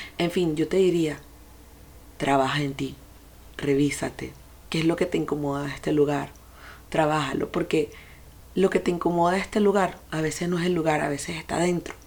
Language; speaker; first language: Spanish; native; Spanish